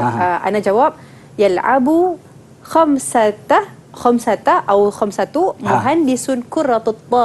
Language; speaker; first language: Arabic; non-native, learner; Malay